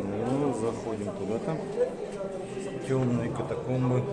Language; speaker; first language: Russian; native; Russian